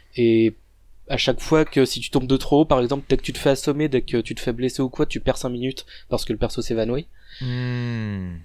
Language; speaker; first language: French; native; French